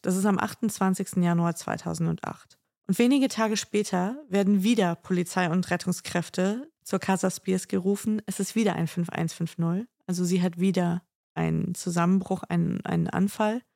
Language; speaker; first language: German; native; German